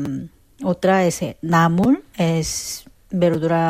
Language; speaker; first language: Spanish; non-native, fluent; Korean